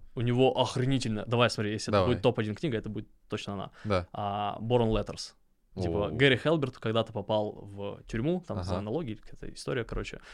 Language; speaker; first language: Russian; native; Russian